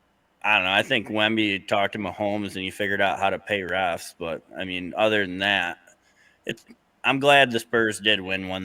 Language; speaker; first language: English; native; English